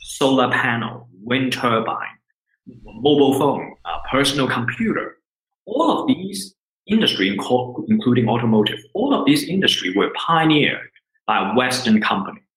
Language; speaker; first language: English; non-native, local second language; Cantonese